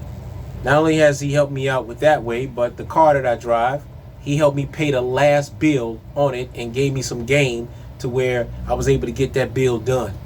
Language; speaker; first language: English; native; English